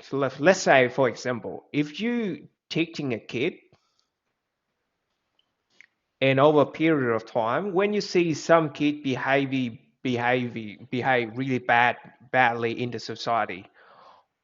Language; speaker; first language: English; non-native, fluent; Vietnamese